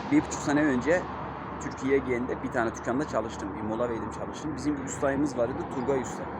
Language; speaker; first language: Turkish; non-native, fluent; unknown